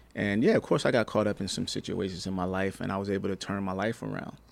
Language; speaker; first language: English; native; English